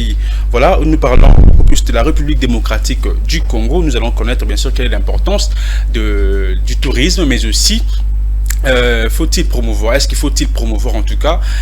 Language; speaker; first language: French; non-native, local second language; Lingala